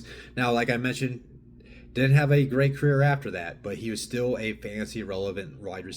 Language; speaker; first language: English; native; English